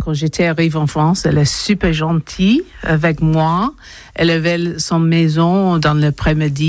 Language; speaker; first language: French; non-native, learner; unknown